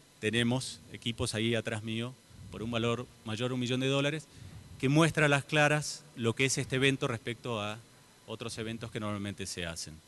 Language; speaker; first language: Spanish; native; Spanish